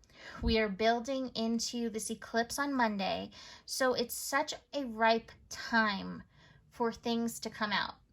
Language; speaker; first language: English; native; English